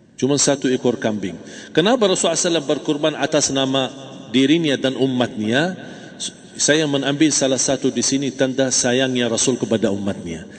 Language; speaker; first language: Malay; non-native, fluent; Arabic